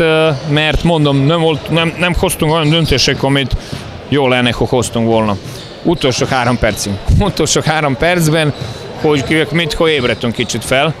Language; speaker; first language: Hungarian; non-native, fluent; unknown